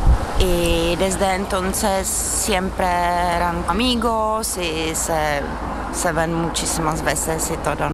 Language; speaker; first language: Spanish; non-native, fluent; Czech